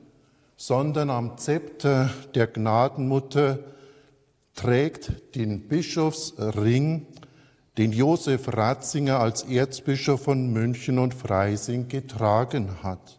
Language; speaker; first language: German; native; German